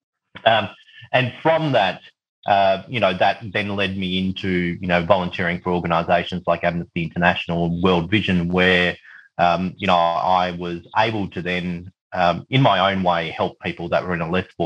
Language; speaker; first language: English; native; English